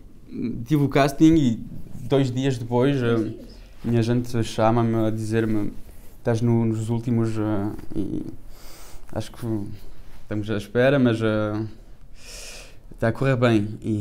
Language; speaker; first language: Portuguese; early bilingual, heritage; French